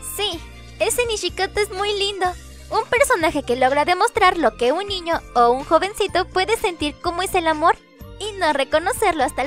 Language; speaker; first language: Spanish; native; Spanish